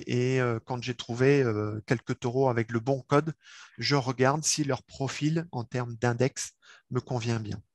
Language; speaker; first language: French; native; French